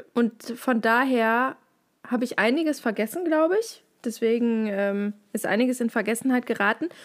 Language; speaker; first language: German; native; German